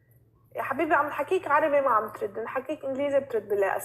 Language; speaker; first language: Arabic; native; Arabic